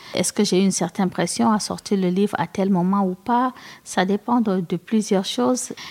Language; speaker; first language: French; non-native, local second language; Fula